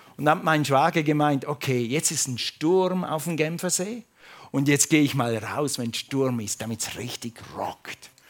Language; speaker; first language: German; non-native, fluent; English